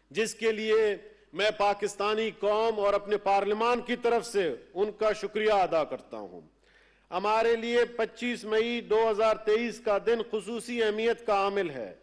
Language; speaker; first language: Urdu; non-native, local second language; Baluchi